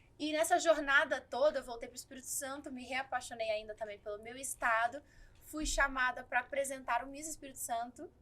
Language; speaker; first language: Portuguese; native; Portuguese